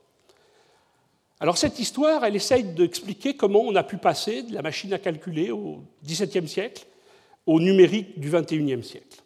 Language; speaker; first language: French; native; French